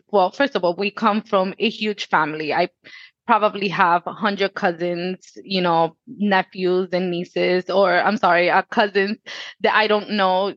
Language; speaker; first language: English; early bilingual, other home language; Spanish